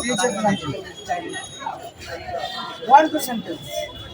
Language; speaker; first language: English; non-native, local second language; Bangla